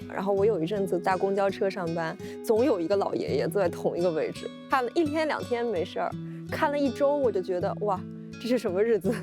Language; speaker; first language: Chinese; native; Chinese